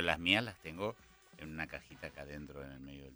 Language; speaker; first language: Spanish; native; Spanish